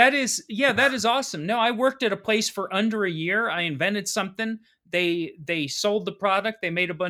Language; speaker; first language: English; native; English